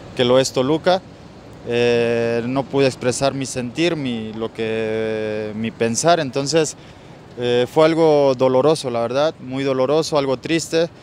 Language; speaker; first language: Spanish; native; Spanish